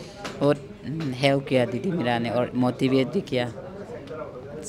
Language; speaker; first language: Hindi; non-native, local second language; Manipuri